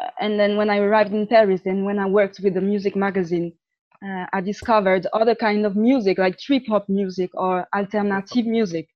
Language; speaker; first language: English; non-native, fluent; French